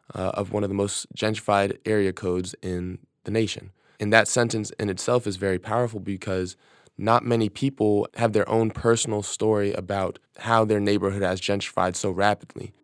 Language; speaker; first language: English; native; English